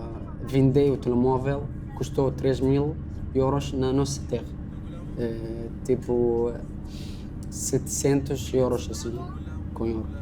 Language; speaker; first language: Portuguese; non-native, learner; Arabic